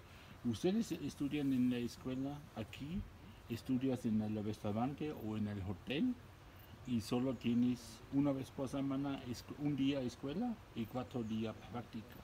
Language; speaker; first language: Spanish; non-native, fluent; German